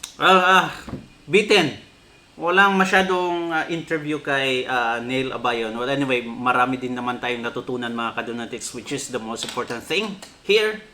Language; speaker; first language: Filipino; non-native, local second language; Cebuano